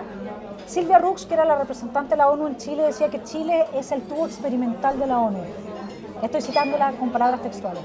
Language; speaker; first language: Spanish; native; Spanish